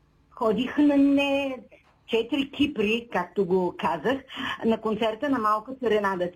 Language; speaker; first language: Bulgarian; native; Bulgarian